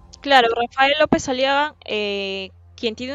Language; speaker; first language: Spanish; native; Spanish